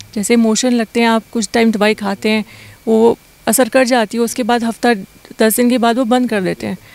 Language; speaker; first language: Hindi; native; Hindi